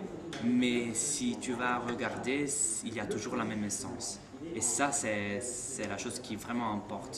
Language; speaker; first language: French; non-native, fluent; Italian